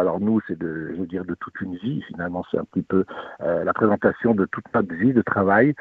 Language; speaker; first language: French; native; French